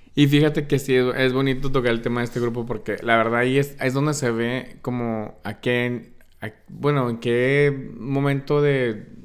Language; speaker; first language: Spanish; early bilingual, heritage; Spanish